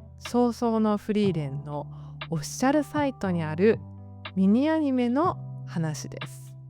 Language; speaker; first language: Japanese; native; Japanese